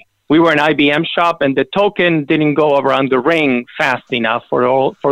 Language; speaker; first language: English; non-native, fluent; Spanish